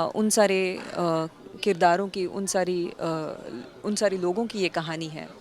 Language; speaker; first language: Hindi; non-native, local second language; Marathi